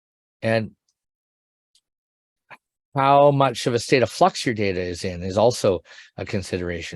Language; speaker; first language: English; native; English